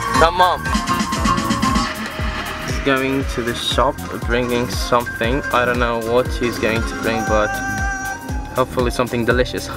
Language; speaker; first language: English; non-native, fluent; Arabic